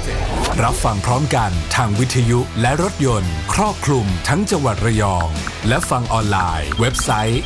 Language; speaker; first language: Thai; native; Thai